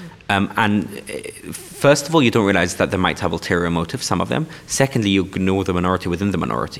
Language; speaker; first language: English; non-native, local second language; Yiddish